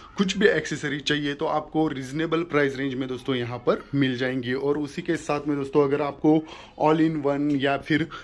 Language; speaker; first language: Hindi; non-native, local second language; Marathi